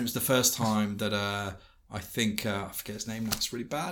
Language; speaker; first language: English; native; English